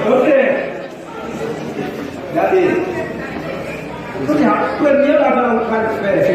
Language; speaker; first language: French; non-native, local second language; Haitian Creole